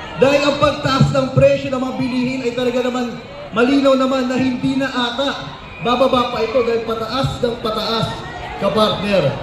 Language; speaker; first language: Filipino; native; Filipino